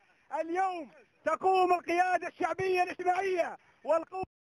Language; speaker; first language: Arabic; native; Arabic